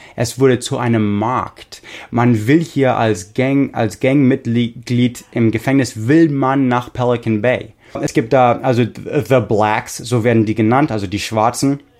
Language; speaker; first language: German; non-native, fluent; English